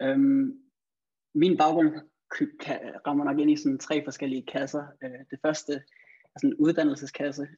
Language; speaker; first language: Danish; native; Danish